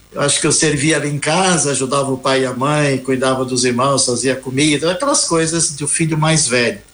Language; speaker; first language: Portuguese; native; Portuguese